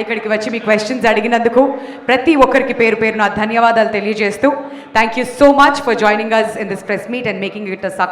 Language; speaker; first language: Telugu; native; Telugu